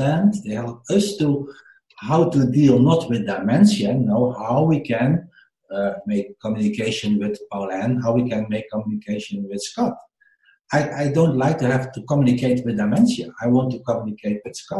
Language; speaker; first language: English; non-native, fluent; Dutch